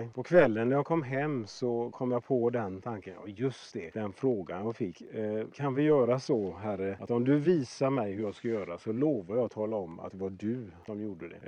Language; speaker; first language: Swedish; native; Swedish